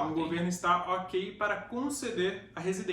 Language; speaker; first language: Portuguese; native; Portuguese